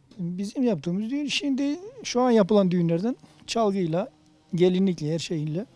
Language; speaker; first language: Turkish; native; Turkish